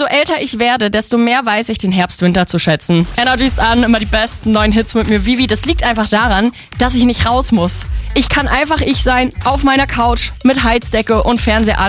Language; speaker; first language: German; native; German